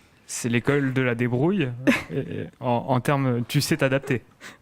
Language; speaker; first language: French; native; French